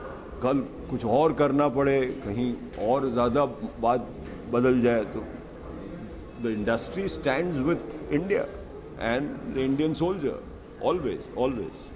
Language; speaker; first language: Hindi; native; Hindi